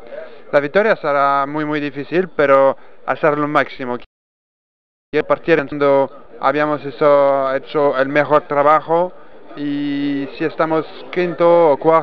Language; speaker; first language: Spanish; non-native, fluent; French